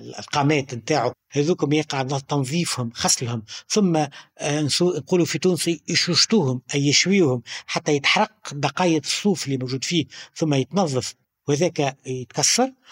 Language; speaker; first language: Arabic; native; Arabic